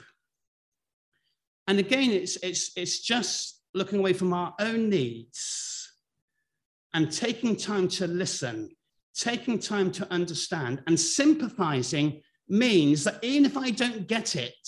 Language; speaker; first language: English; native; English